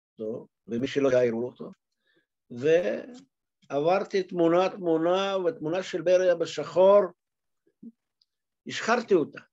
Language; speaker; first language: Hebrew; non-native, fluent; Russian